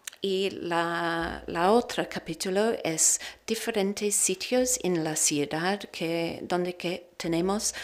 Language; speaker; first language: Spanish; non-native, learner; English